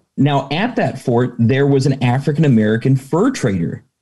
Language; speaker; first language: English; native; English